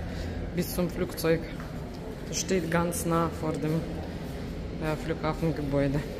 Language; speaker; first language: German; non-native, learner; Russian